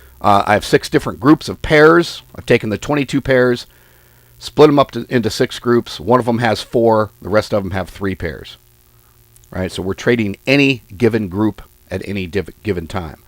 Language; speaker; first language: English; native; English